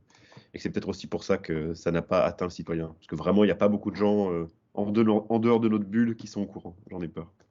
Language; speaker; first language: French; native; French